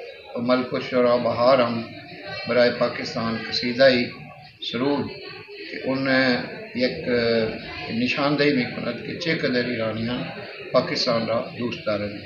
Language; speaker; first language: Persian; non-native, learner; Urdu